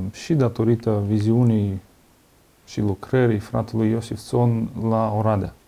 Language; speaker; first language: Romanian; non-native, fluent; Russian